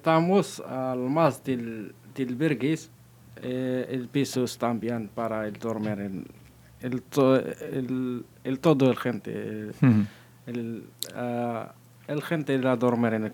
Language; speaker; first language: Spanish; non-native, learner; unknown